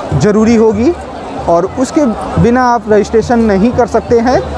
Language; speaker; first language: Hindi; native; Hindi